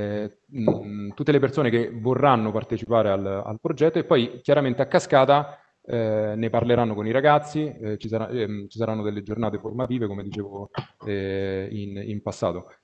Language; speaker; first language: Italian; native; Italian